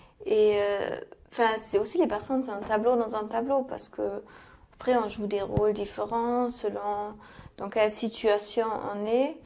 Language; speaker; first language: French; non-native, fluent; German